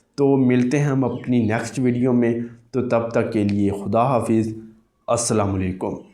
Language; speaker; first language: Urdu; non-native, local second language; Punjabi